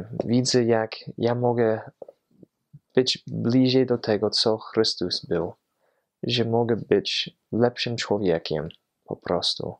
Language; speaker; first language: Polish; non-native, fluent; English